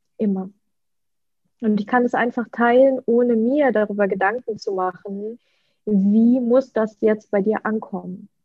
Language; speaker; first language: German; early bilingual, other home language; Russian